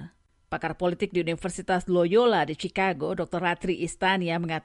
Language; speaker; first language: Indonesian; native; Indonesian